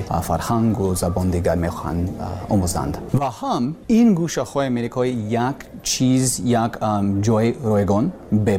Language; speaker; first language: Persian; non-native, learner; English